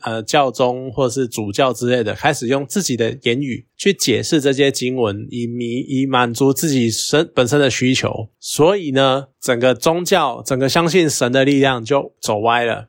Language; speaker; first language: Chinese; native; Chinese